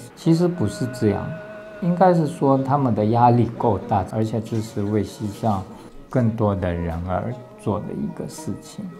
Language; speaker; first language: Chinese; non-native, local second language; Tibetan